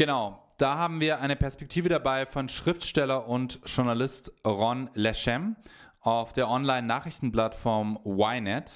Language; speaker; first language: German; native; German